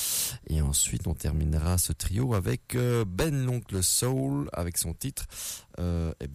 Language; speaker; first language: French; native; French